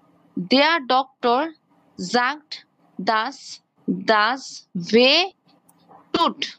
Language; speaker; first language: German; non-native, learner; Bangla